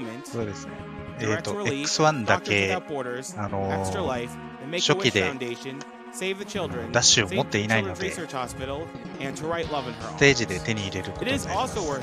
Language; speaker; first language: Japanese; native; Japanese